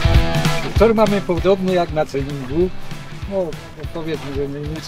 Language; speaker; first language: Polish; native; Polish